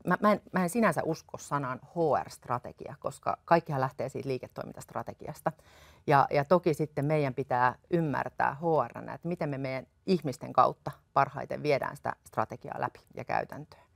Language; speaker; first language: Finnish; native; Finnish